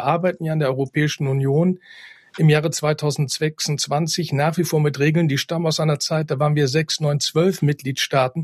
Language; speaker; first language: German; native; German